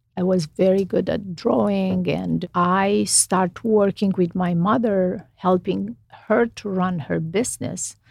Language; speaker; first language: English; non-native, fluent; Romanian